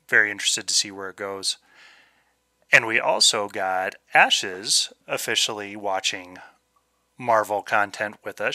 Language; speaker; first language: English; native; English